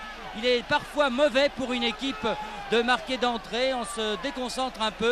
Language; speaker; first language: French; native; French